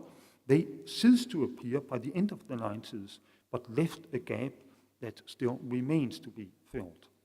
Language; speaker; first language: English; non-native, fluent; Danish